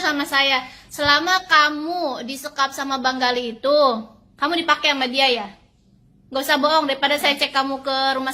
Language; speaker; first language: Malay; non-native, local second language; Sundanese